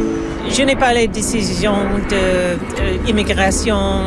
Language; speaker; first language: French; non-native, local second language; English